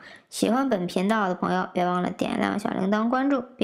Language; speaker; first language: Chinese; native; Chinese